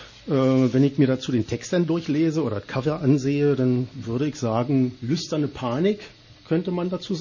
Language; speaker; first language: German; native; German